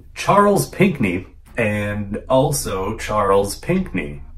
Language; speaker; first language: English; native; English